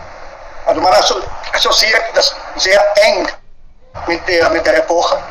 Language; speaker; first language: German; non-native, fluent; Hindi